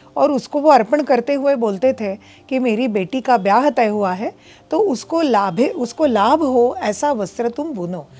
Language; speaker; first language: Hindi; non-native, local second language; Marathi